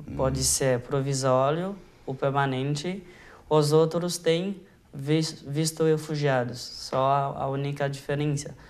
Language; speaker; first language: Portuguese; non-native, fluent; Haitian Creole